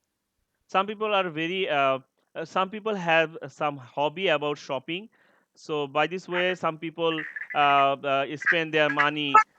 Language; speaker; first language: English; non-native, learner; Bangla